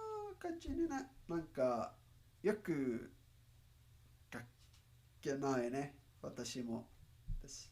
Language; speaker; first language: Japanese; non-native, learner; Spanish